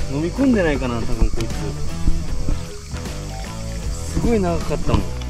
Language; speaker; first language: Japanese; native; Japanese